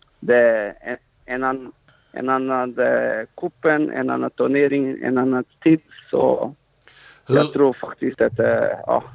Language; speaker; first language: Swedish; non-native, fluent; Portuguese